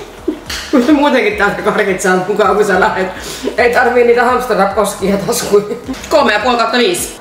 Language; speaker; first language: Finnish; native; Finnish